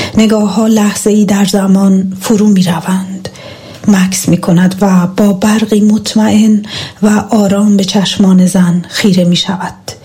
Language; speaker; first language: Persian; native; Persian